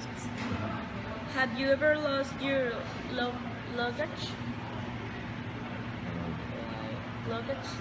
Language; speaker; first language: English; non-native, learner; Spanish